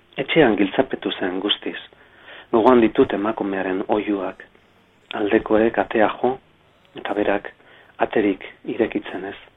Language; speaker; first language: Basque; native; Basque